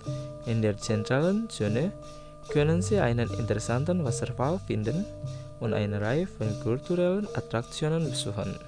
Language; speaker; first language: German; non-native, fluent; Indonesian